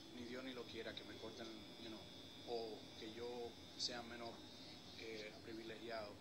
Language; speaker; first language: Spanish; early bilingual, heritage; Spanish